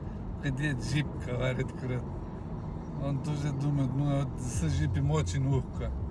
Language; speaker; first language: Russian; non-native, learner; Turkish